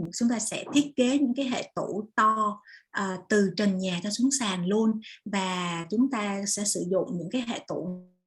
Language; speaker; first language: Vietnamese; native; Vietnamese